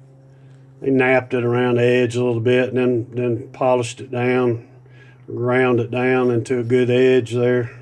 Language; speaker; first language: English; native; English